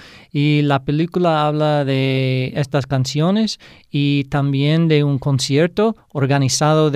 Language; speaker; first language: Spanish; non-native, fluent; English